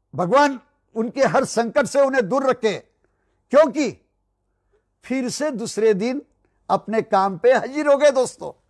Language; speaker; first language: Hindi; non-native, local second language; Marathi